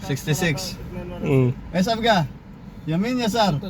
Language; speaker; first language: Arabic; non-native, learner; Filipino